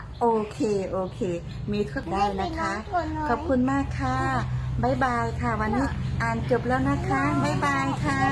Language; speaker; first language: Thai; native; Thai